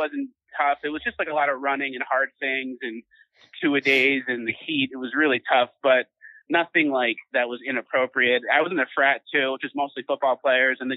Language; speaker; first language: English; native; English